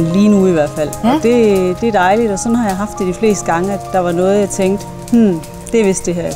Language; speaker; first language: Danish; native; Danish